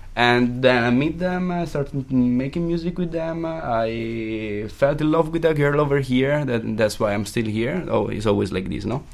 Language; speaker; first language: English; non-native, fluent; Italian